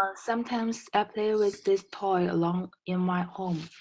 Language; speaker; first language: English; non-native, learner; Chinese